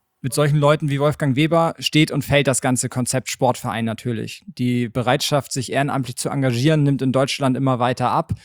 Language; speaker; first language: German; native; German